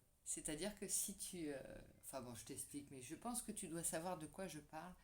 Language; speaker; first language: French; native; French